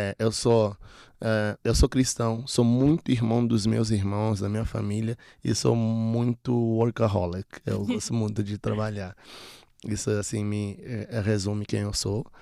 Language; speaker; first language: Portuguese; native; Portuguese